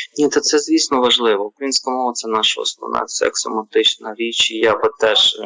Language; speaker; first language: Ukrainian; native; Ukrainian